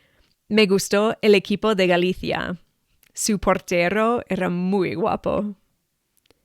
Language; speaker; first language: Spanish; non-native, fluent; English